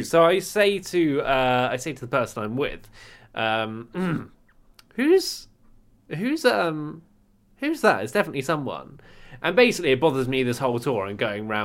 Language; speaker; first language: English; native; English